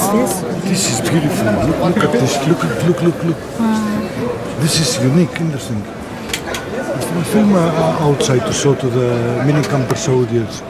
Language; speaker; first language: English; non-native, learner; Greek